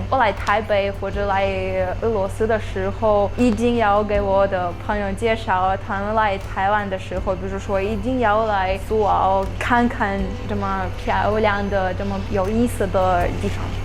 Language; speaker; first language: Chinese; non-native, fluent; Russian